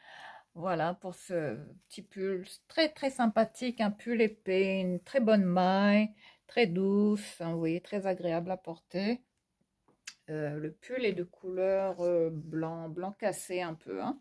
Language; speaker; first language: French; native; French